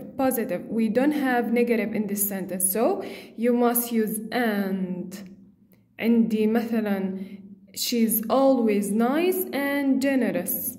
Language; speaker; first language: English; non-native, fluent; Arabic